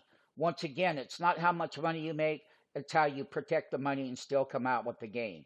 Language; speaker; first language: English; native; English